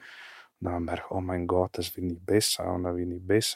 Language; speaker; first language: German; non-native, fluent; Italian